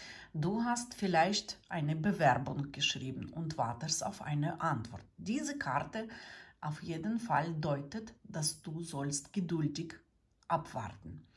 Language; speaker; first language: German; non-native, learner; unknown